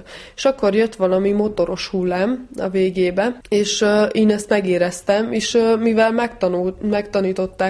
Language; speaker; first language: Hungarian; early bilingual, heritage; Hungarian